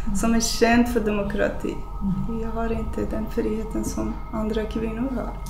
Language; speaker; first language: Swedish; non-native, fluent; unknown